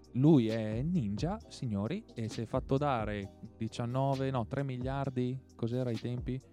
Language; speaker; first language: Italian; native; Italian